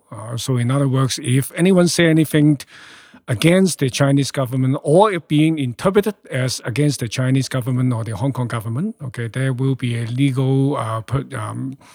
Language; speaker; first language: English; non-native, local second language; Cantonese